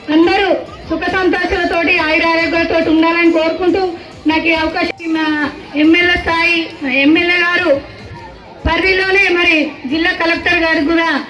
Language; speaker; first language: Telugu; native; Telugu